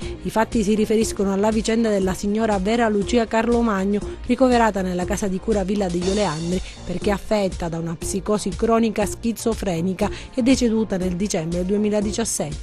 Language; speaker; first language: Italian; native; Italian